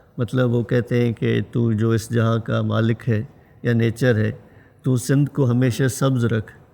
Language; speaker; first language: Urdu; non-native, local second language; Sindhi